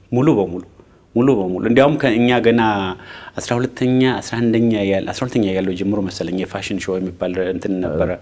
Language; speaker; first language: Amharic; native; Amharic